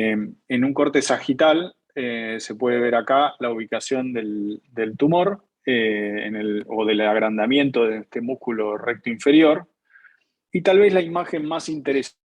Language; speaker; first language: Spanish; native; Spanish